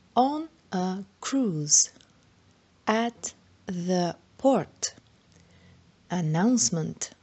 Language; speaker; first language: English; non-native, fluent; Bulgarian